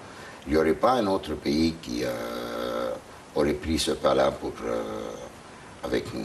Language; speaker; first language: French; non-native, fluent; Arabic